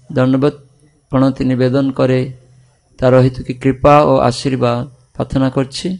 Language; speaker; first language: Bangla; non-native, fluent; Odia